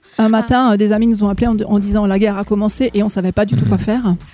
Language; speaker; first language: French; native; French